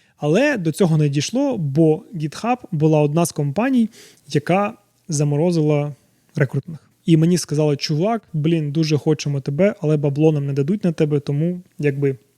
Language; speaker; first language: Ukrainian; non-native, local second language; Russian